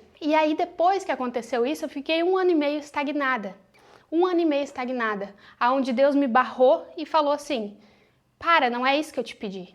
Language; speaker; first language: Portuguese; native; Portuguese